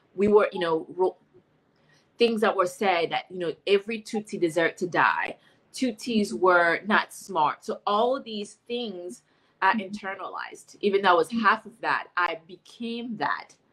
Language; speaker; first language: English; non-native, fluent; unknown